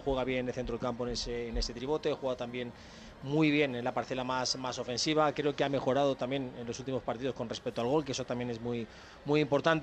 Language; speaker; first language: Spanish; native; Spanish